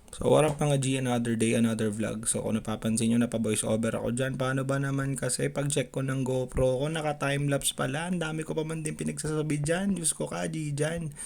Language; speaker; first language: Filipino; native; Filipino